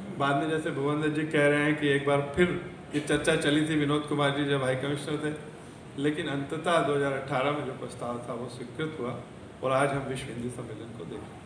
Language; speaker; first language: Hindi; native; Hindi